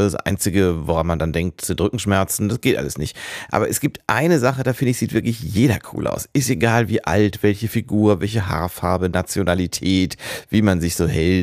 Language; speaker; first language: German; native; German